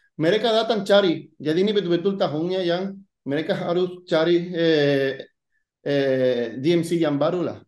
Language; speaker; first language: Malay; non-native, fluent; Spanish